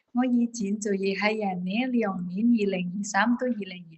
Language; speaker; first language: Cantonese; non-native, learner; Indonesian